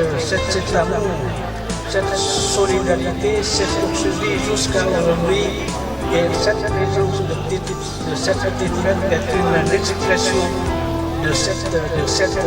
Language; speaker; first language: French; non-native, local second language; Lao